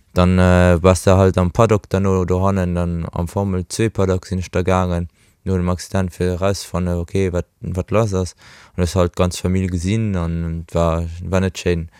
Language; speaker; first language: Luxembourgish; early bilingual, other home language; Portuguese